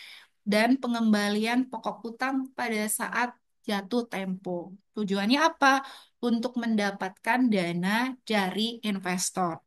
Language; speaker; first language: Indonesian; native; Indonesian